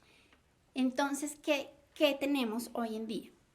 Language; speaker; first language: Spanish; native; Spanish